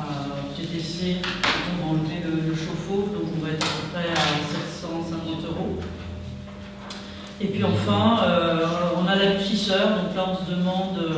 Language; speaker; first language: French; native; French